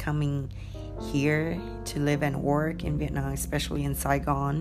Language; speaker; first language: English; non-native, fluent; Vietnamese